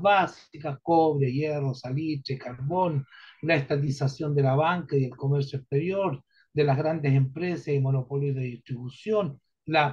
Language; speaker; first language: Spanish; native; Spanish